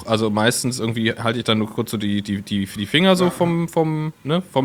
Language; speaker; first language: German; native; German